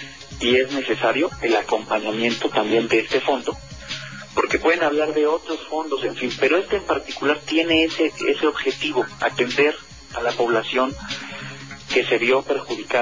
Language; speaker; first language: Spanish; native; Spanish